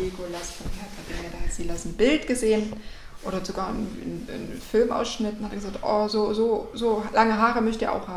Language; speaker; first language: German; native; German